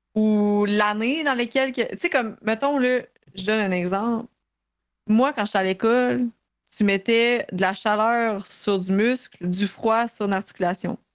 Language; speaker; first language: French; native; French